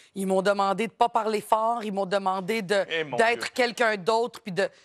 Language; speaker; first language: French; native; French